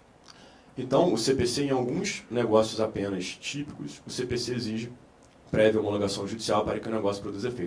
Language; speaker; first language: Portuguese; native; Portuguese